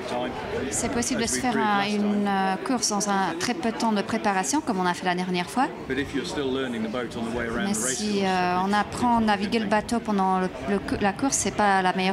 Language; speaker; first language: French; non-native, fluent; English